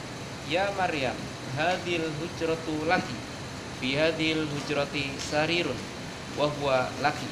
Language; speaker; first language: Arabic; non-native, learner; Indonesian